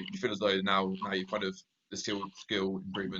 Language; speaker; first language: English; native; English